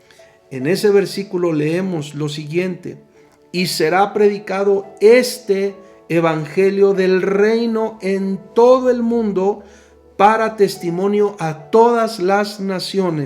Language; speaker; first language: Spanish; native; Spanish